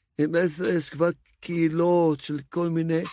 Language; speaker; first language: Hebrew; non-native, fluent; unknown